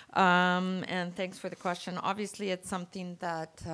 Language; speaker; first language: English; native; English